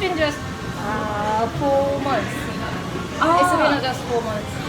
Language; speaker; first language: English; non-native, learner; Korean